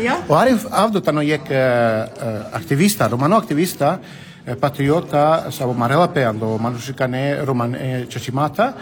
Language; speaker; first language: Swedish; non-native, fluent; Romany